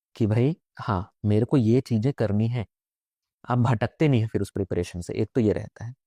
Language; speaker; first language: Hindi; native; Hindi